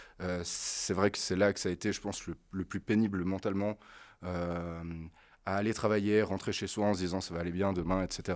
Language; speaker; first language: French; native; French